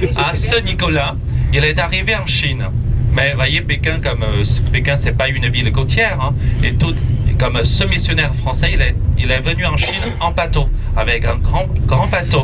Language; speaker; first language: French; non-native, fluent; Chinese